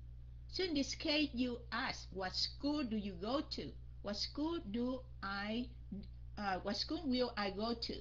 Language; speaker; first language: English; non-native, fluent; Vietnamese